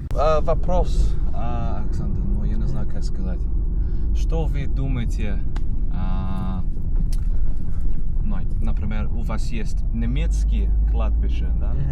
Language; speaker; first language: Russian; non-native, learner; English